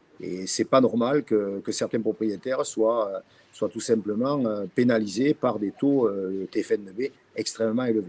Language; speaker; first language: French; native; French